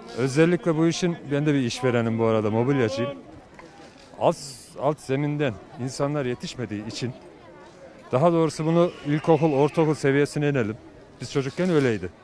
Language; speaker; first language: Turkish; native; Turkish